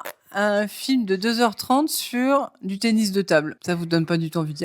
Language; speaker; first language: French; native; French